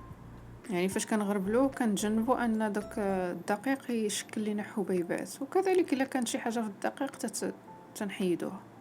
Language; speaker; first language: Arabic; native; Arabic